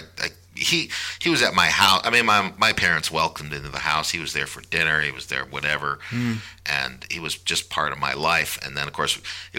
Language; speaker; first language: English; native; English